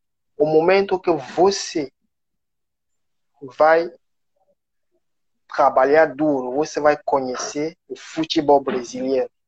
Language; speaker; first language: Portuguese; non-native, learner; French